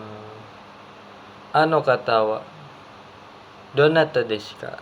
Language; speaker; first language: Japanese; non-native, learner; Indonesian